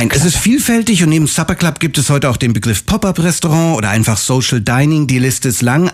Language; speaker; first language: German; native; German